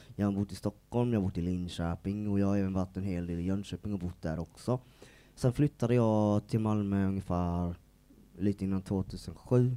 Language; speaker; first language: Swedish; native; Swedish